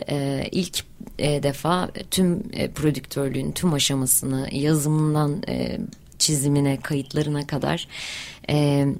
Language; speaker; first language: Turkish; native; Turkish